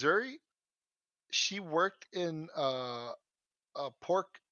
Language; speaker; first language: English; early bilingual, other home language; Spanish